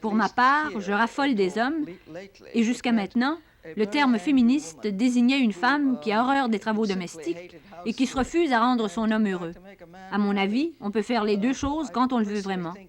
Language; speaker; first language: French; native; French